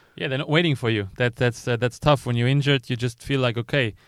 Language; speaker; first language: English; non-native, fluent; Luxembourgish